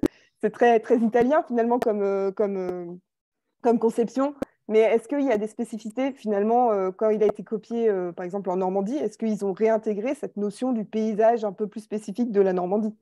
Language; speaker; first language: French; native; French